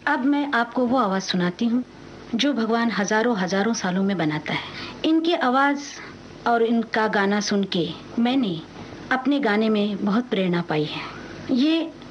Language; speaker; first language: Hindi; non-native, local second language; Marathi